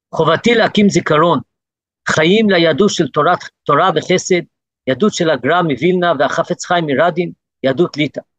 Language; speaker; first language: Hebrew; early bilingual, other home language; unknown